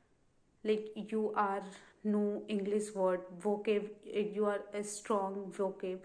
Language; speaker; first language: English; non-native, learner; Hindi